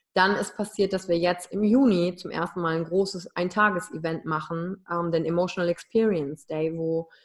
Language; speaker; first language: German; native; German